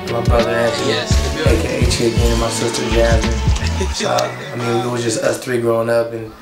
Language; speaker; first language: English; native; English